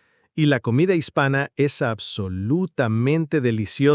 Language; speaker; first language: Spanish; non-native, fluent; English